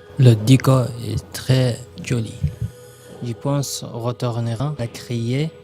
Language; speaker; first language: French; non-native, learner; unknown